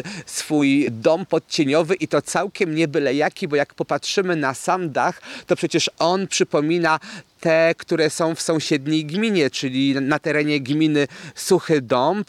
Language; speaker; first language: Polish; native; Polish